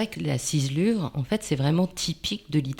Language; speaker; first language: French; native; French